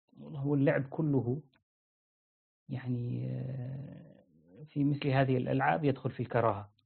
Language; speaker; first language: Arabic; native; Arabic